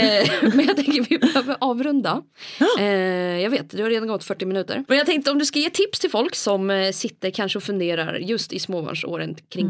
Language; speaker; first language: Swedish; native; Swedish